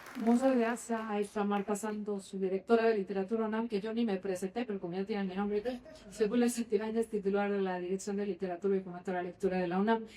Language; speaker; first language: Spanish; native; Spanish